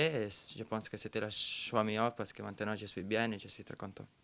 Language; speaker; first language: French; non-native, fluent; Italian